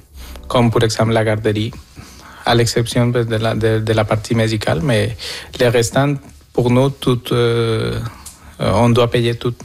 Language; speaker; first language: French; non-native, fluent; Spanish